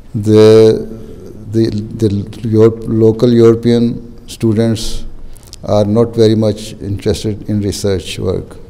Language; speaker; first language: English; non-native, local second language; Urdu